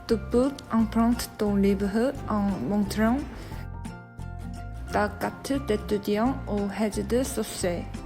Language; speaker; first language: French; non-native, learner; Korean